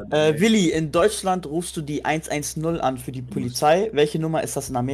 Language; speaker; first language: German; native; German